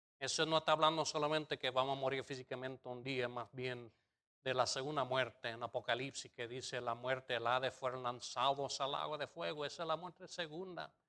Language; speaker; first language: Spanish; non-native, fluent; English